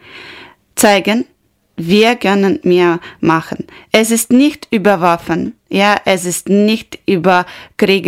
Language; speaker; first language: German; non-native, learner; Ukrainian